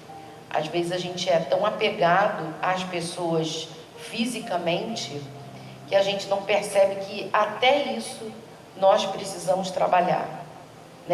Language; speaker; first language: Portuguese; native; Portuguese